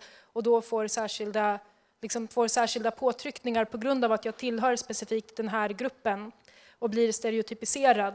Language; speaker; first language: Swedish; native; Swedish